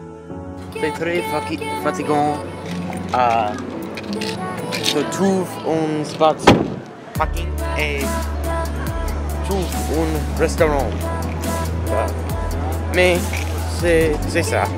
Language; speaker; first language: French; non-native, learner; English